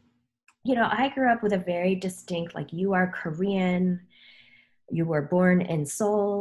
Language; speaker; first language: English; early bilingual, other home language; Korean